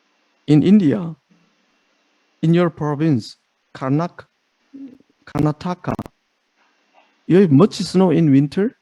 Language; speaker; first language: English; non-native, fluent; Korean